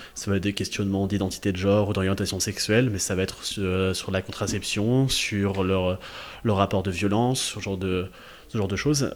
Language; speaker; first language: French; native; French